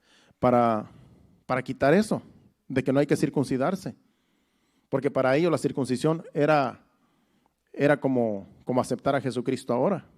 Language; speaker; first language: Spanish; native; Spanish